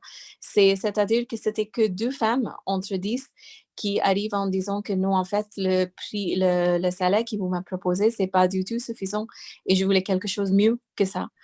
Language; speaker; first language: French; non-native, fluent; English